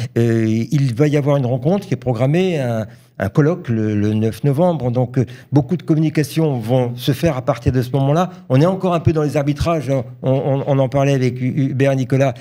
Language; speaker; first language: French; native; French